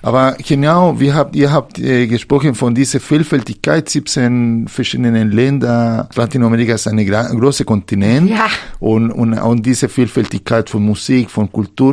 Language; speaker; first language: German; non-native, fluent; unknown